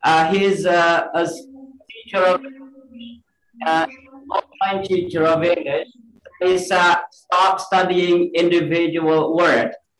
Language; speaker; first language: English; non-native, fluent; Indonesian